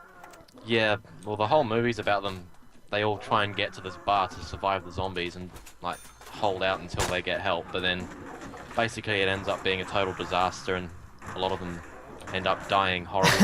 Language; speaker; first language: English; native; English